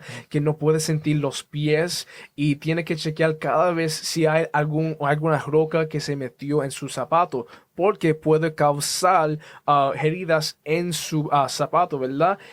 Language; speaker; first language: Spanish; early bilingual, heritage; Spanish